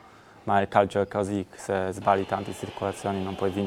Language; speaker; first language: Italian; non-native, learner; Polish